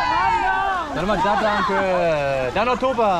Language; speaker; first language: Indonesian; non-native, learner; German